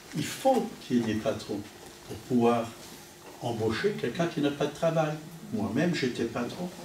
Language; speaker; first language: French; non-native, fluent; Italian